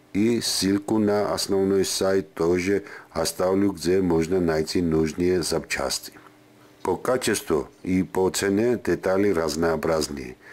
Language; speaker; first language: Russian; non-native, fluent; Georgian